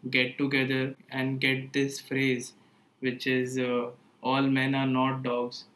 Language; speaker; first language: Hindi; native; Hindi